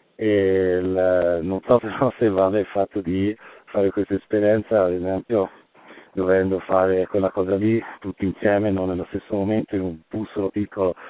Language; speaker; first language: Italian; native; Italian